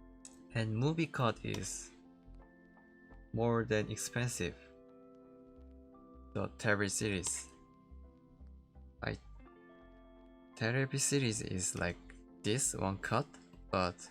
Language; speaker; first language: English; non-native, learner; Korean